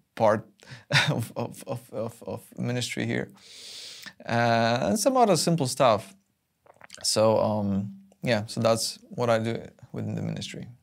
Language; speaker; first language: English; non-native, fluent; Polish